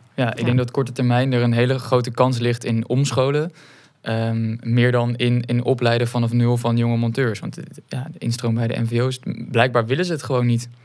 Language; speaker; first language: Dutch; native; Dutch